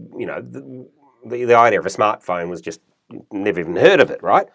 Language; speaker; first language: English; native; English